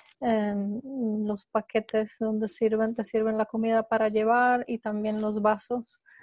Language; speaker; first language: Spanish; non-native, fluent; Polish